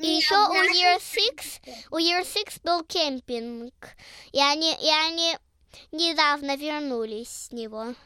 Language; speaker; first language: Russian; early bilingual, heritage; Russian